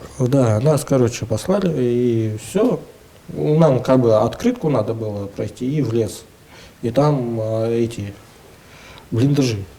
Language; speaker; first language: Russian; native; Russian